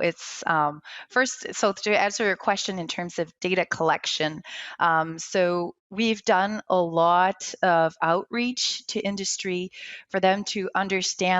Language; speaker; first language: English; non-native, local second language; French